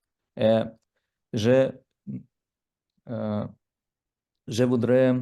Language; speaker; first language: French; non-native, learner; Russian